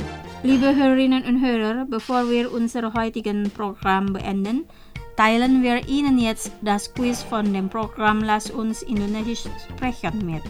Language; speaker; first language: German; non-native, fluent; Indonesian